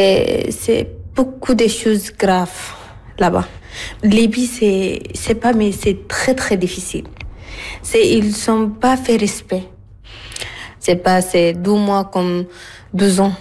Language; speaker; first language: French; non-native, learner; Arabic